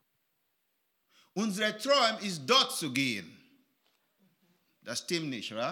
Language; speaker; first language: German; non-native, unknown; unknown